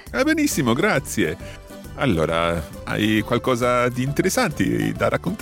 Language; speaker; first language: Italian; non-native, fluent; English